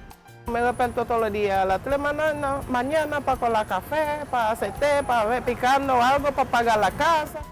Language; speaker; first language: Spanish; non-native, learner; Haitian Creole